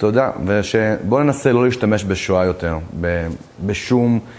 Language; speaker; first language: Hebrew; native; Hebrew